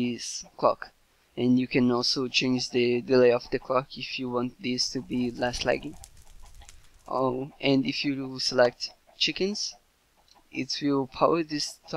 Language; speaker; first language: English; non-native, fluent; Portuguese